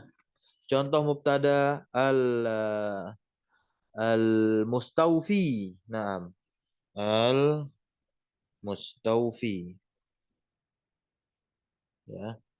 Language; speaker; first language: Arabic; non-native, fluent; Indonesian